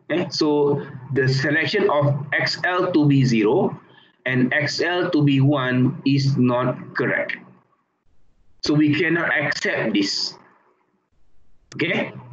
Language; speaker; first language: English; non-native, local second language; Malay